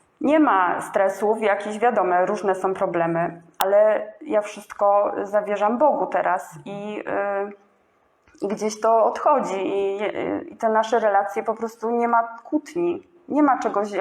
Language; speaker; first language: Polish; native; Polish